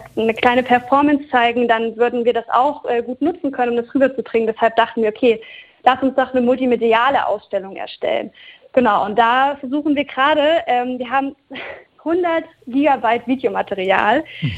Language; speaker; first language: German; native; German